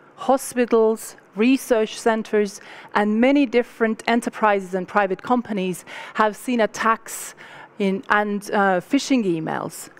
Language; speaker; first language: English; non-native, fluent; Estonian